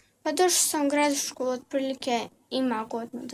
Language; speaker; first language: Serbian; early bilingual, heritage; Serbian